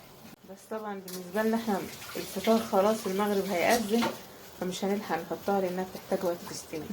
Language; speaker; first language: Arabic; native; Arabic